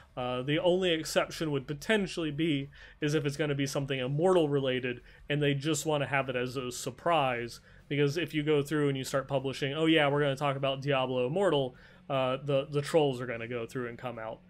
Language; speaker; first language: English; native; English